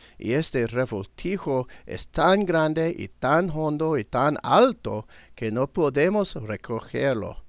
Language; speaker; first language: Spanish; non-native, learner; English